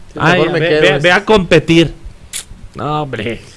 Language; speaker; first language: Spanish; native; Spanish